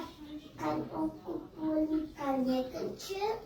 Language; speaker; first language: German; early bilingual, other home language; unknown